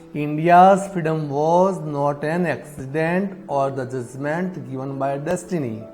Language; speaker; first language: English; non-native, local second language; Gujarati